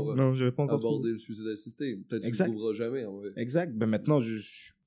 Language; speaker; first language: French; native; French